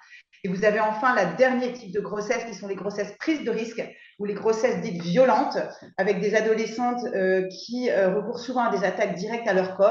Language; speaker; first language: French; native; French